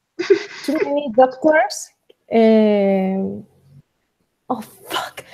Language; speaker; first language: English; non-native, learner; Spanish